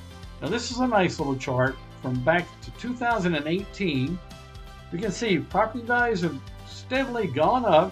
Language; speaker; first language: English; native; English